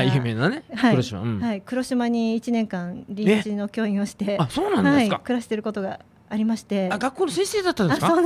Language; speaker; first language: Japanese; native; Japanese